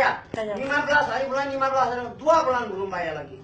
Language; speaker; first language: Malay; non-native, learner; Nepali